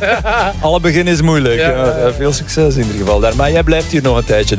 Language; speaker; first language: Dutch; native; Dutch